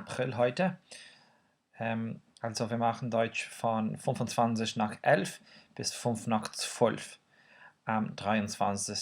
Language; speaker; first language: German; non-native, fluent; Irish